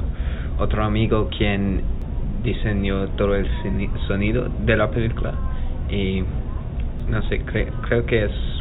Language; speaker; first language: Spanish; non-native, learner; English